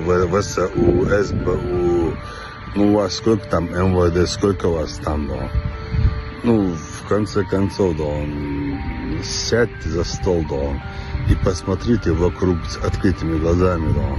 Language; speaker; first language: Russian; non-native, local second language; Chechen